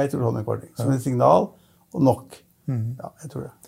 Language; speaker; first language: Norwegian; native; Norwegian